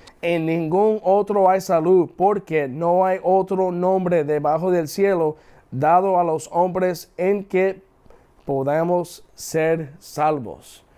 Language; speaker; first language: Spanish; early bilingual, heritage; English